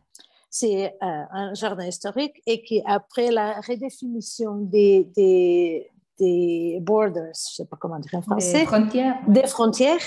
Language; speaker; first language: French; non-native, fluent; Portuguese